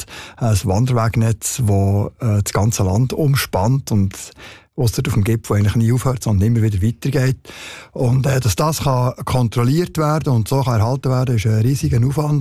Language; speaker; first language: German; native; German